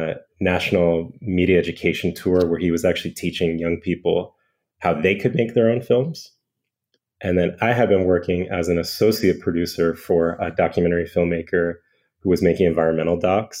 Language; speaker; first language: English; native; English